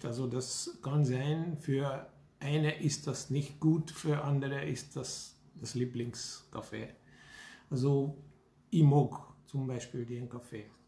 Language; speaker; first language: German; non-native, fluent; Hungarian